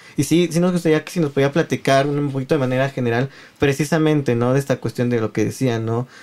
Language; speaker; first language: Spanish; native; Spanish